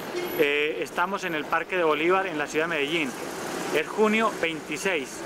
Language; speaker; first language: Spanish; native; Spanish